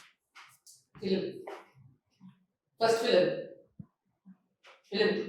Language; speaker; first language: Tamil; non-native, learner; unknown